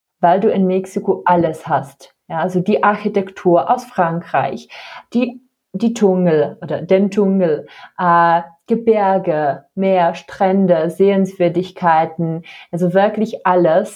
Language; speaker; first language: German; non-native, fluent; Czech